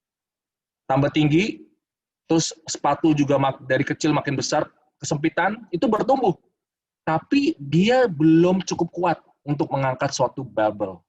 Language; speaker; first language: Indonesian; native; Indonesian